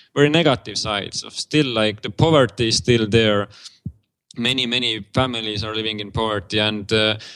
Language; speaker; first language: English; non-native, fluent; Estonian